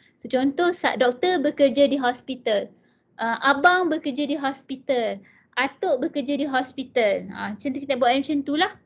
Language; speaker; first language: Malay; native; Malay